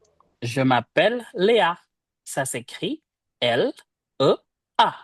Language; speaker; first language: French; non-native, fluent; Indonesian